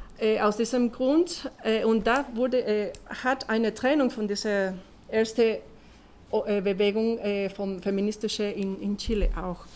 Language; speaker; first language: German; non-native, learner; Spanish